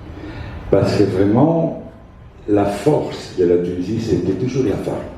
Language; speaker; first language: French; non-native, fluent; Italian